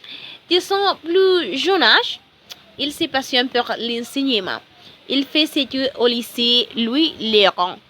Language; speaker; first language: French; non-native, learner; Spanish